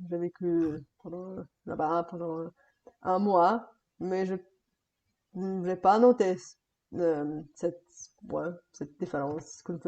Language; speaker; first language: French; non-native, fluent; Bulgarian